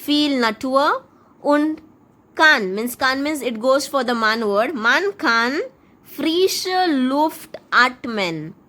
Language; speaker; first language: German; non-native, fluent; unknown